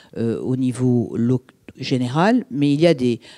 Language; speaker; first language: French; native; French